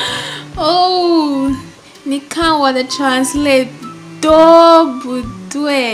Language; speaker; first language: Chinese; non-native, learner; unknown